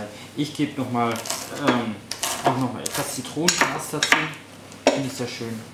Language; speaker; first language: German; native; German